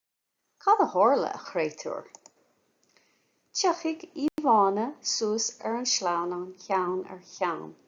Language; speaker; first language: Irish; non-native, local second language; English